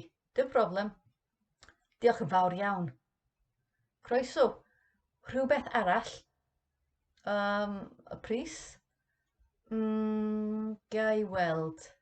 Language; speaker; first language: Welsh; non-native, learner; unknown